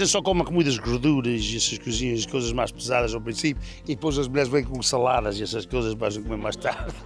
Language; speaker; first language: Portuguese; native; Portuguese